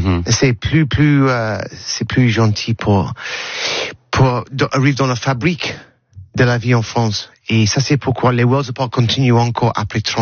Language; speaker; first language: French; non-native, learner; English